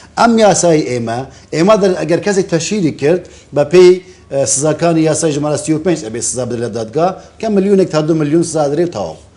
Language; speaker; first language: Central Kurdish; non-native, local second language; Kurdish